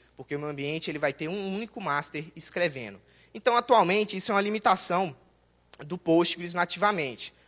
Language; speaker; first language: Portuguese; native; Portuguese